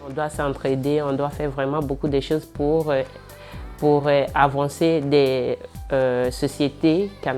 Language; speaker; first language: French; non-native, fluent; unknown